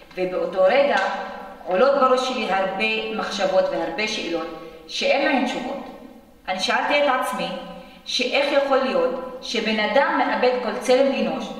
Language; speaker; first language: Hebrew; non-native, local second language; Arabic